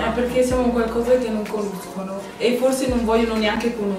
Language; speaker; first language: Italian; early bilingual, other home language; English